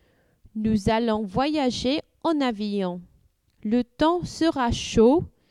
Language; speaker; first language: French; non-native, learner; English